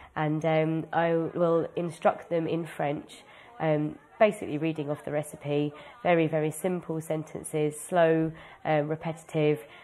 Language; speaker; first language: English; native; English